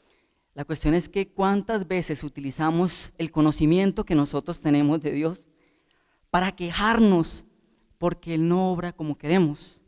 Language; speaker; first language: Spanish; native; Spanish